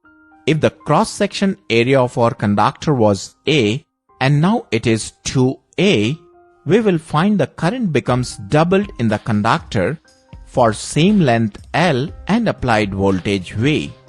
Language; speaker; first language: English; non-native, local second language; Telugu